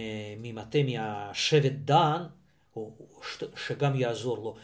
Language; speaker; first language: Hebrew; non-native, fluent; Russian